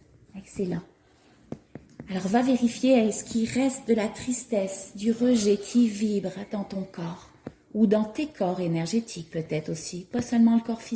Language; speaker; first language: French; native; French